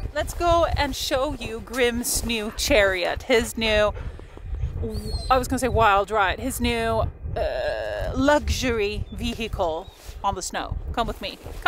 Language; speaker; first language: English; non-native, fluent; Swedish